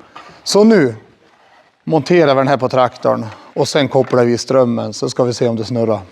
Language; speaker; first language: Swedish; native; Swedish